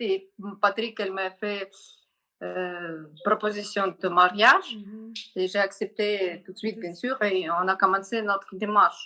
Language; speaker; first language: French; non-native, learner; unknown